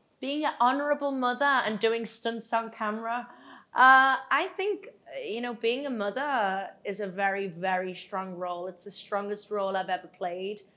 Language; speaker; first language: English; native; English